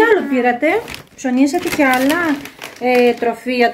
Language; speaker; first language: Greek; native; Greek